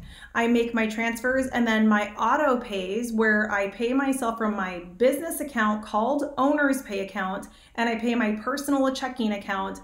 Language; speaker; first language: English; native; English